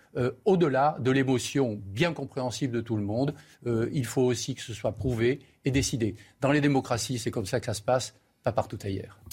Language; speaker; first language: French; native; French